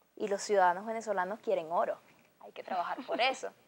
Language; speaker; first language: Spanish; native; Spanish